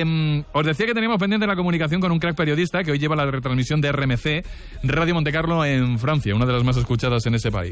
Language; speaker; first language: Spanish; native; Spanish